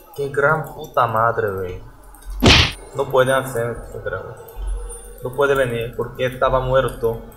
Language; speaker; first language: Spanish; non-native, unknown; Korean